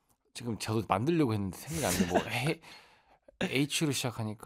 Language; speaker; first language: Korean; native; Korean